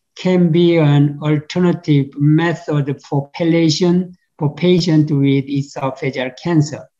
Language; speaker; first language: English; non-native, fluent; Korean